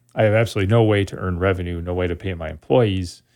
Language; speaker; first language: English; native; English